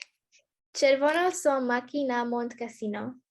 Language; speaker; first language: Polish; non-native, learner; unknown